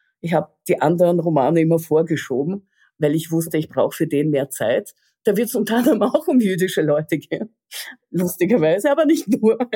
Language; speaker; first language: German; early bilingual, other home language; Russian